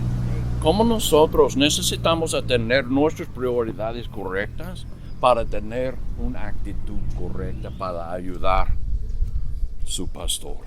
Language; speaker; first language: Spanish; non-native, fluent; English